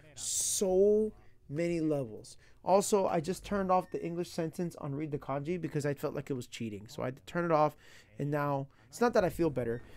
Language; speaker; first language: English; native; English